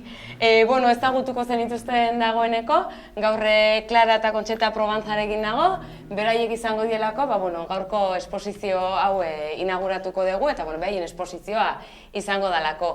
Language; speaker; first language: Basque; native; Basque